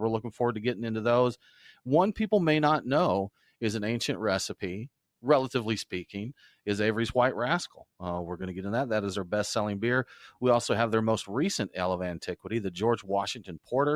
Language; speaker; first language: English; native; English